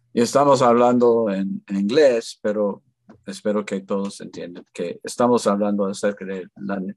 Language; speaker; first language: Spanish; non-native, fluent; English